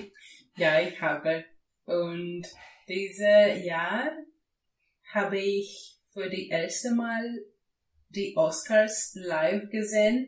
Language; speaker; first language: German; non-native, learner; Greek